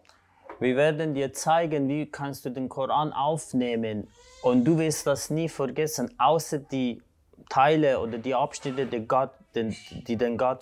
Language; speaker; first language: German; non-native, fluent; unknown